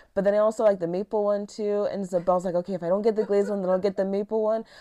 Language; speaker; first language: English; early bilingual, other home language; Yoruba